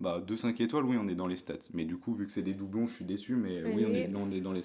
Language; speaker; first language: French; native; French